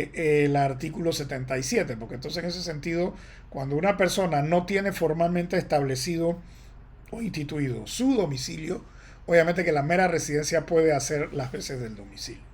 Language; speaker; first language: Spanish; native; Spanish